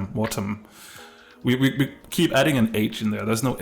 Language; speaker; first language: English; native; English